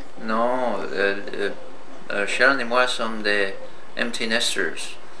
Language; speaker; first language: French; native; French